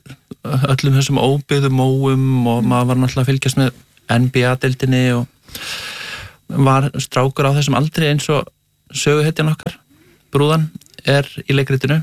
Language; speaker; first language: Icelandic; native; Icelandic